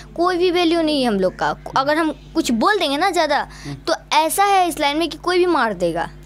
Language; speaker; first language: Hindi; non-native, local second language; Bhojpuri